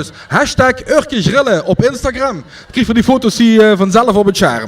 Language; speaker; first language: Dutch; native; Dutch